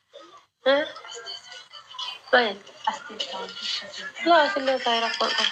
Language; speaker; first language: Arabic; non-native, learner; Oromo